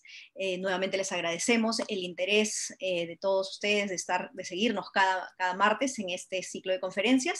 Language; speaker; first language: Spanish; native; Spanish